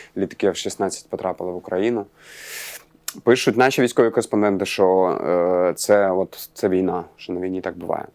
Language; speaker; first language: Ukrainian; non-native, local second language; Russian